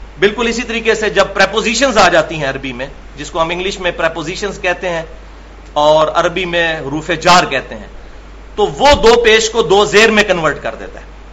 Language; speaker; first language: Urdu; non-native, local second language; Punjabi